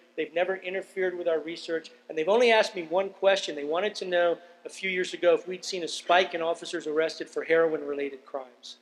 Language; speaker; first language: English; native; English